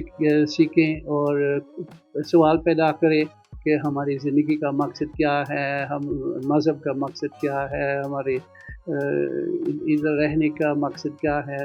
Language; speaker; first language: Hindi; non-native, fluent; Dutch